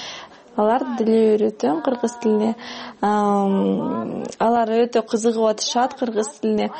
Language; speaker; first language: Kyrgyz; non-native, fluent; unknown